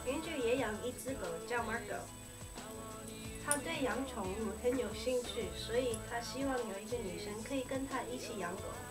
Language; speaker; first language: Chinese; early bilingual, heritage; Chinese